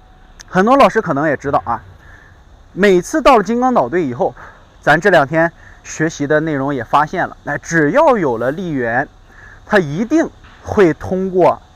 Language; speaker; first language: Chinese; native; Chinese